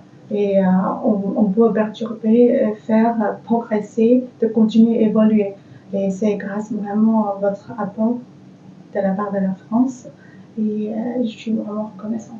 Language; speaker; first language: French; non-native, fluent; Chinese